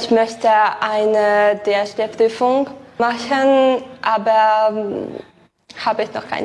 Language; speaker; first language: German; non-native, local second language; Hungarian